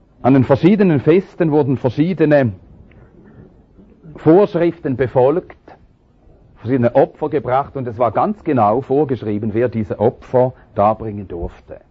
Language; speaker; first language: German; native; German